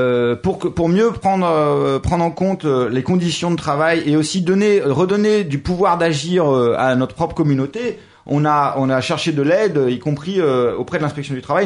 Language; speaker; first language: French; native; French